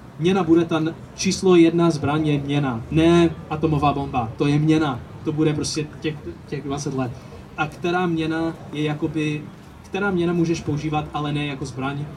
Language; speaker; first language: Czech; early bilingual, heritage; Czech